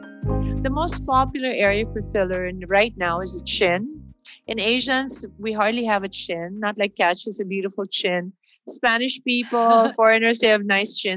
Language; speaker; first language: English; non-native, local second language; Filipino